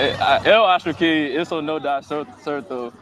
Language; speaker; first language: Portuguese; non-native, learner; English